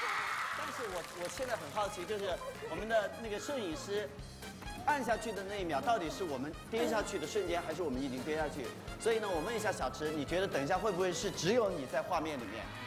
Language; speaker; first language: Chinese; native; Chinese